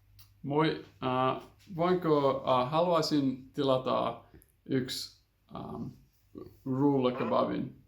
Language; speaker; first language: Finnish; non-native, learner; English